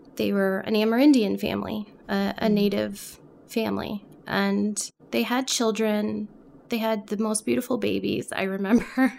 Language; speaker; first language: English; non-native, local second language; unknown